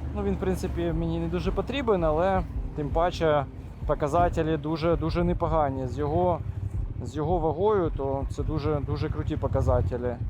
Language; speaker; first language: Ukrainian; non-native, local second language; Russian